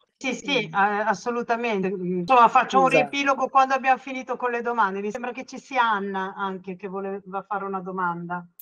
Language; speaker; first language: Italian; native; Italian